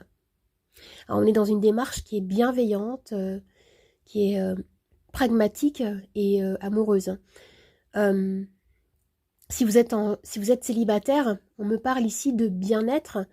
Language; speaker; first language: French; native; French